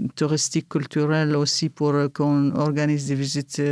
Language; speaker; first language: French; non-native, fluent; Kurdish